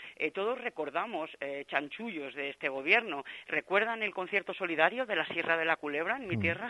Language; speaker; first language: Spanish; native; Spanish